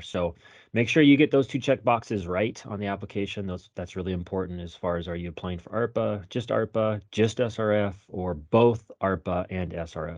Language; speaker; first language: English; native; English